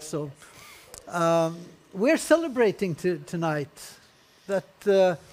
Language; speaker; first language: English; non-native, learner; Swedish